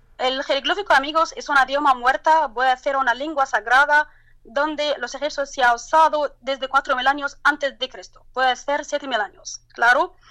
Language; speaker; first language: Spanish; non-native, learner; Turkish